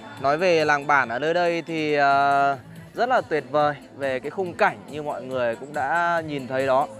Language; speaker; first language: Vietnamese; native; Vietnamese